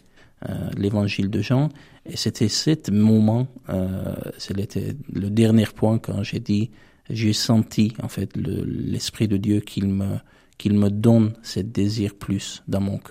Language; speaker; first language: French; non-native, fluent; Armenian